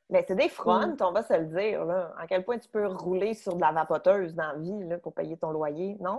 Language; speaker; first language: French; native; French